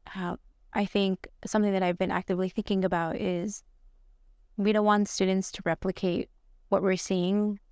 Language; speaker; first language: English; early bilingual, other home language; Spanish